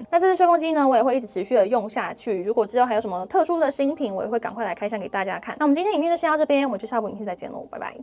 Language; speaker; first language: Chinese; native; Chinese